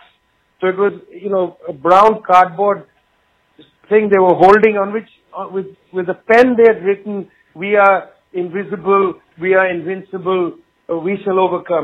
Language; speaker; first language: English; non-native, local second language; Bangla